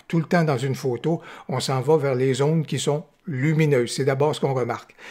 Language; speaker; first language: French; native; French